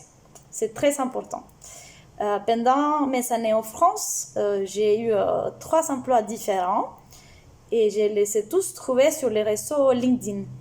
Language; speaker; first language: French; non-native, fluent; Spanish